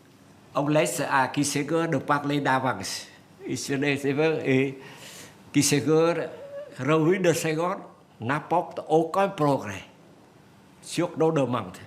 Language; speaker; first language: French; non-native, fluent; Vietnamese